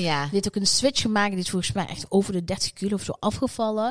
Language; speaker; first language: Dutch; early bilingual, other home language; Arabic